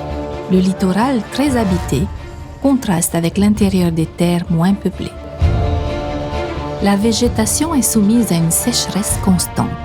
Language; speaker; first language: French; native; French